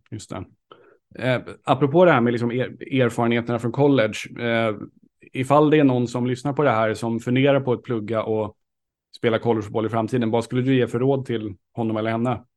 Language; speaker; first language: Swedish; native; Swedish